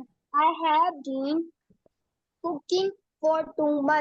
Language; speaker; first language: English; non-native, learner; Urdu